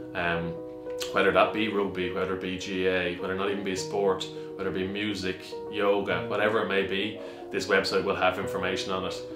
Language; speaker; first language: English; native; English